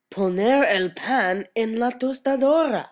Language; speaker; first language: Spanish; non-native, learner; English